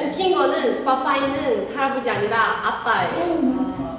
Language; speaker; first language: Korean; non-native, learner; Portuguese